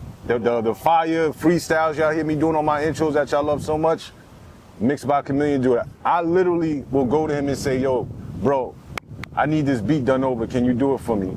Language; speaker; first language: English; native; English